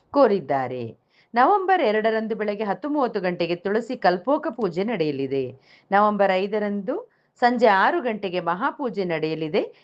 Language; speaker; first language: Kannada; non-native, local second language; Kodava